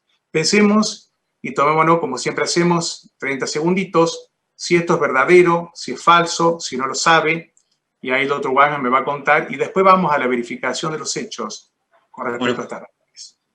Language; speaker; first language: Spanish; native; Spanish